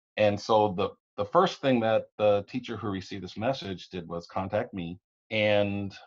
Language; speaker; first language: English; native; English